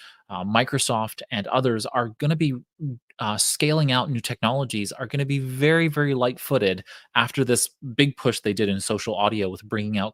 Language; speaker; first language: English; native; English